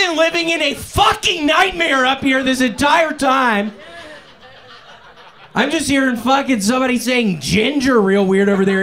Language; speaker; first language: English; native; English